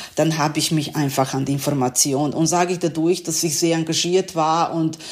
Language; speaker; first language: German; non-native, learner; Serbian